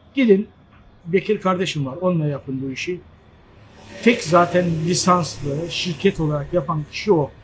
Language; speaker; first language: Turkish; native; Turkish